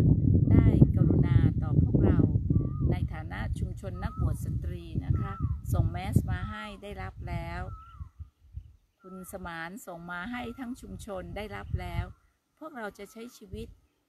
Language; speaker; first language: Thai; native; Thai